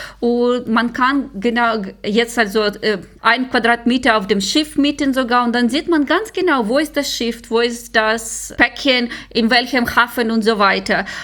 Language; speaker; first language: German; non-native, fluent; Ukrainian